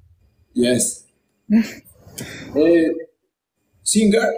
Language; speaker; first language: English; non-native, learner; Spanish